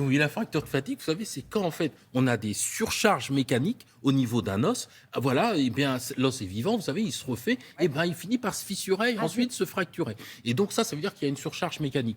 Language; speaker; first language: French; native; French